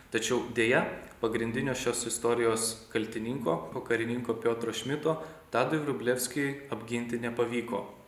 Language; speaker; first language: Lithuanian; native; Lithuanian